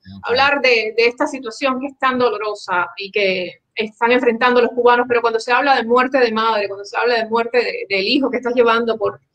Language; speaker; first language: Spanish; native; Spanish